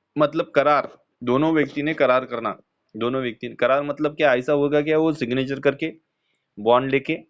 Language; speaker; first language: Hindi; non-native, local second language; Marathi